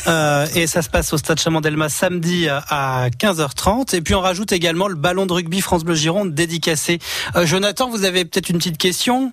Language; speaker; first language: French; native; French